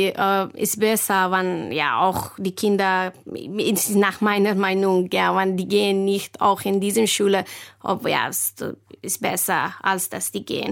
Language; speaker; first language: German; non-native, learner; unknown